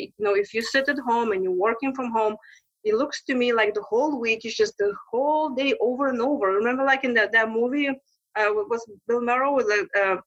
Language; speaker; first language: English; non-native, fluent; Lithuanian